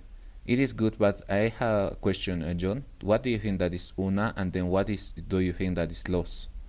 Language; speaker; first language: English; non-native, fluent; Spanish